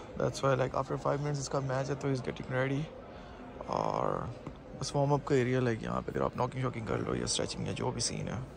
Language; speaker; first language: Urdu; native; Urdu